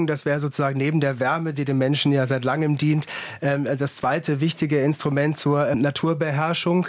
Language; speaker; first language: German; native; German